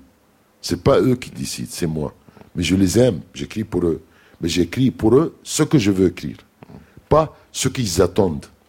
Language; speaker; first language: French; non-native, fluent; Arabic